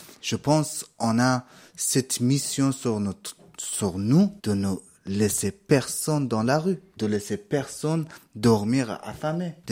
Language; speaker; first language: French; non-native, fluent; Persian